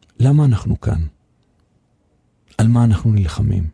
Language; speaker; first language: Hebrew; native; Hebrew